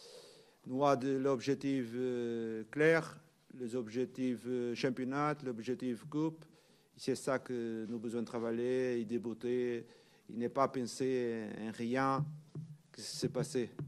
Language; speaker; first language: French; non-native, learner; Portuguese